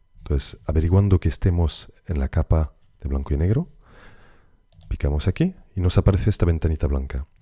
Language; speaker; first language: Spanish; native; Spanish